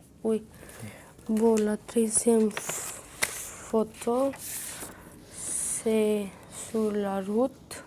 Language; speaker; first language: French; non-native, learner; Romanian